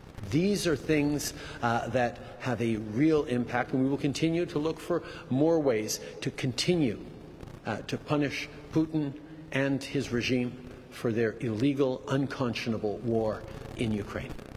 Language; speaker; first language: English; early bilingual, other home language; French